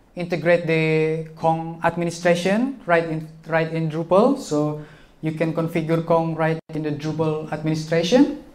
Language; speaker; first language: English; non-native, fluent; Indonesian